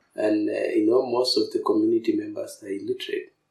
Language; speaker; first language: English; non-native, local second language; Masai